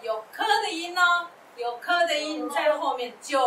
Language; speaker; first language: Chinese; non-native, local second language; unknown